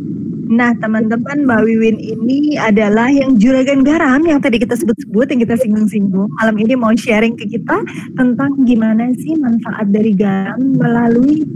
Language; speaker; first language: Indonesian; native; Indonesian